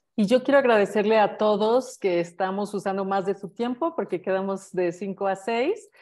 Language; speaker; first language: Spanish; native; Spanish